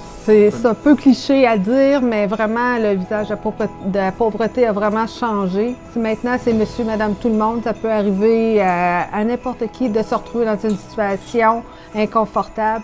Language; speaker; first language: French; native; French